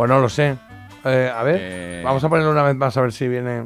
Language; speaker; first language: Spanish; native; Spanish